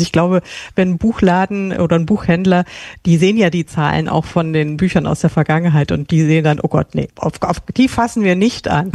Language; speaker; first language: German; native; German